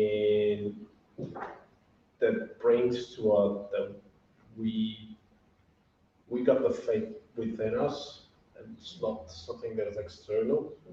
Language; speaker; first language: English; non-native, fluent; Portuguese